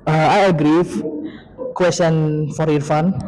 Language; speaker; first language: English; non-native, learner; Indonesian